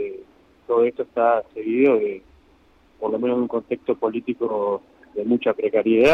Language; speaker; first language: Spanish; native; Spanish